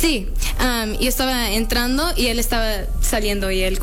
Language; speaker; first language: Spanish; early bilingual, heritage; Spanish